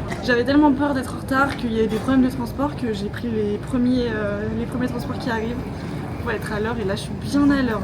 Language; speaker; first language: French; native; French